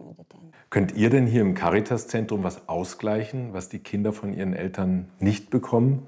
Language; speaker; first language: German; native; German